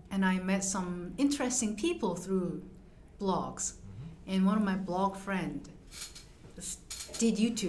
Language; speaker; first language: English; non-native, fluent; Korean